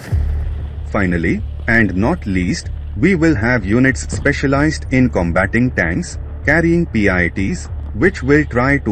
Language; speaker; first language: English; non-native, fluent; Portuguese